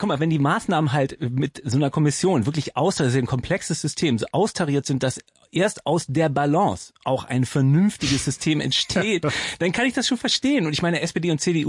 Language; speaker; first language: German; native; German